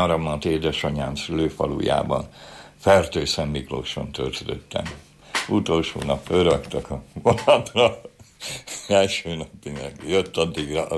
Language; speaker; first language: Hungarian; native; Hungarian